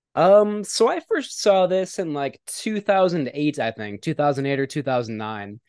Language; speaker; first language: English; native; English